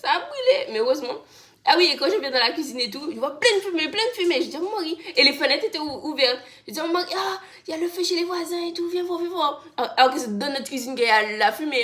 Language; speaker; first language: French; native; French